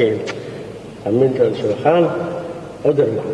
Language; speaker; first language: Polish; non-native, local second language; Yiddish